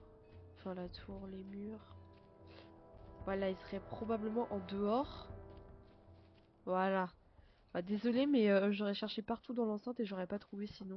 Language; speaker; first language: French; native; French